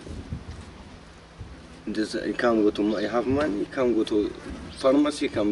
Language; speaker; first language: English; non-native, learner; Arabic